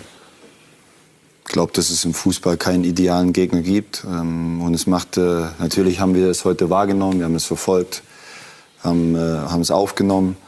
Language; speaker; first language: German; native; German